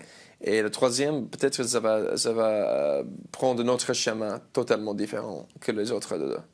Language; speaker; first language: French; non-native, learner; English